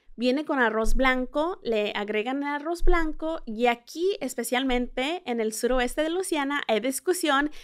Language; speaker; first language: Spanish; early bilingual, heritage; Spanish